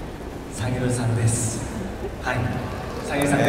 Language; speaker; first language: Japanese; non-native, learner; Korean